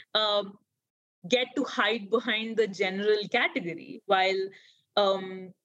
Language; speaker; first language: English; non-native, local second language; Hindi